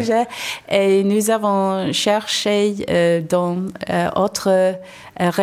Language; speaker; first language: French; non-native, learner; English